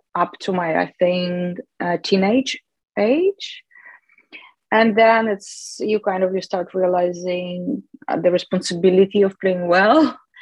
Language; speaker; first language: English; non-native, fluent; Russian